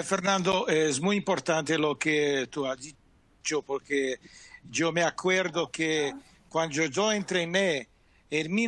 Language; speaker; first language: Spanish; non-native, fluent; Portuguese